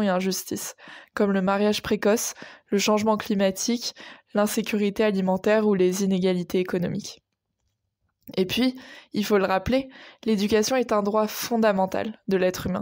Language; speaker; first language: French; native; French